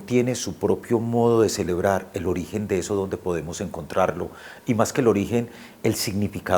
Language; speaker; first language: Spanish; native; Spanish